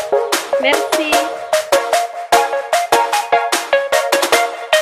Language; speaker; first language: French; non-native, learner; Filipino